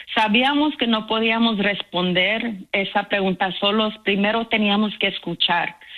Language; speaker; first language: Spanish; early bilingual, heritage; Spanish